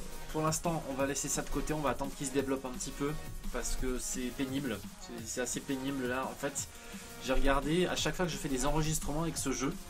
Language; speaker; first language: French; native; French